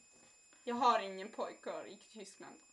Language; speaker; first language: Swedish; non-native, learner; German